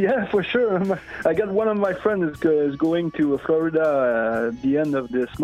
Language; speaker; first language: English; non-native, fluent; Innu-aimun